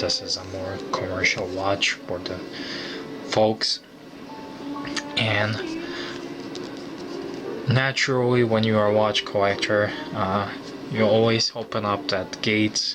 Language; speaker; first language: English; non-native, fluent; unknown